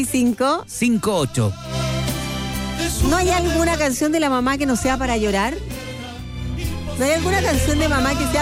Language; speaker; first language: Spanish; native; Spanish